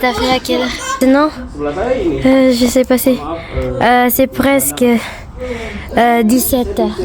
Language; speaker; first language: French; non-native, learner; Indonesian